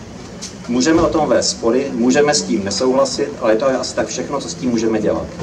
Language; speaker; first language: Czech; native; Czech